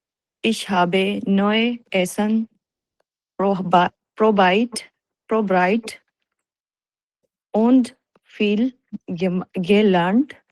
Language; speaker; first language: German; non-native, learner; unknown